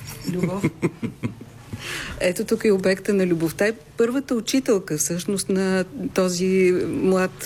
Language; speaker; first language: Bulgarian; native; Bulgarian